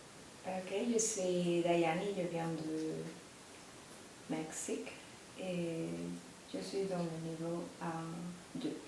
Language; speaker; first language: French; non-native, learner; Spanish